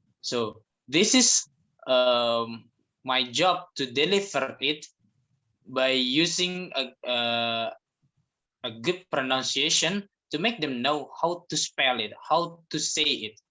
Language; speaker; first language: English; non-native, fluent; Indonesian